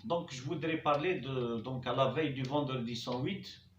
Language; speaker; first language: French; non-native, local second language; Arabic